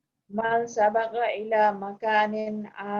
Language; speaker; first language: Arabic; non-native, learner; Divehi